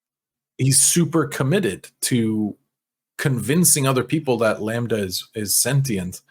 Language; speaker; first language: English; native; English